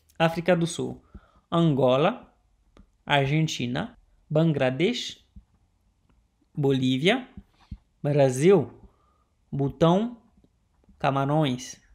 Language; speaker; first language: Portuguese; non-native, learner; Haitian Creole